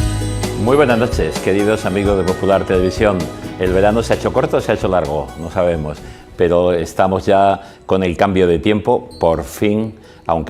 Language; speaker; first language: Spanish; native; Spanish